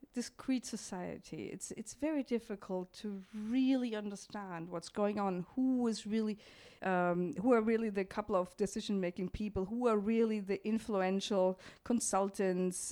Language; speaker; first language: English; non-native, fluent; German